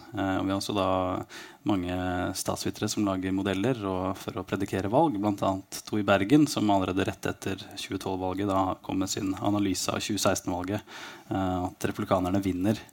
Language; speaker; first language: Norwegian; native; Norwegian